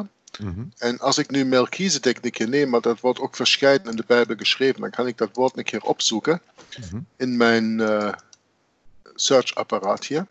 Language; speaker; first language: Dutch; native; Dutch